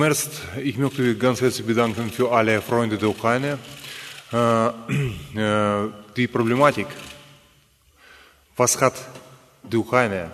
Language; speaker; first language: German; non-native, fluent; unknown